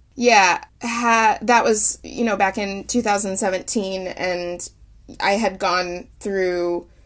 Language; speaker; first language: English; native; English